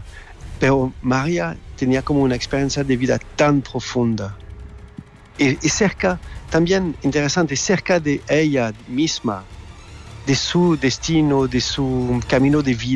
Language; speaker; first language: Spanish; non-native, fluent; French